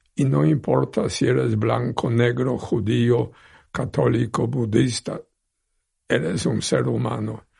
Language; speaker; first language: Spanish; non-native, fluent; Polish